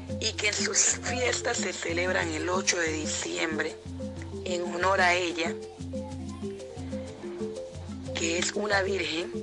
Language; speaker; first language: Spanish; native; Spanish